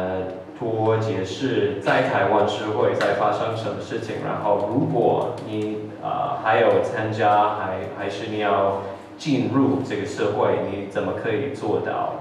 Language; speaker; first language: Chinese; early bilingual, heritage; English